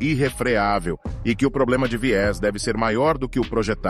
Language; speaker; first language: Portuguese; native; Portuguese